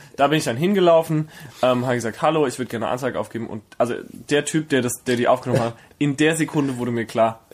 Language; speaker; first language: German; native; German